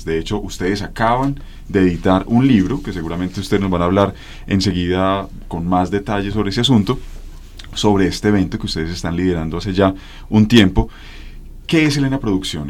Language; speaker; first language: Spanish; native; Spanish